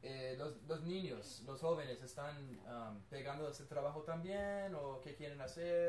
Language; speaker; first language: Spanish; non-native, learner; English